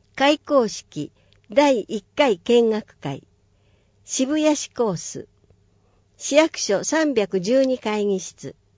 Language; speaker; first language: Japanese; native; Japanese